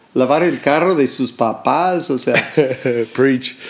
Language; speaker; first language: Spanish; non-native, fluent; English